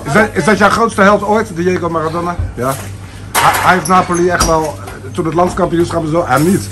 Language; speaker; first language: Dutch; native; Dutch